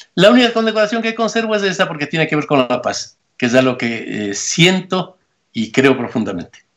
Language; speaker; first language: Spanish; native; Spanish